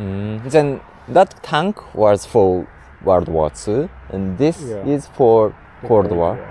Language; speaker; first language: English; non-native, learner; Japanese